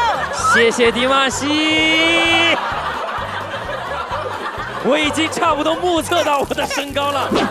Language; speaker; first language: Chinese; native; Chinese